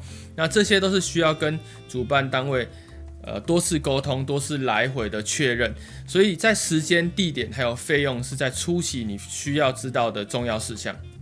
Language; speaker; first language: Chinese; native; Chinese